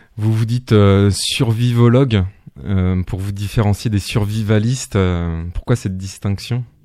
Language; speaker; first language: French; native; French